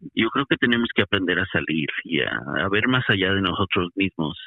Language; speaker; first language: Spanish; native; Spanish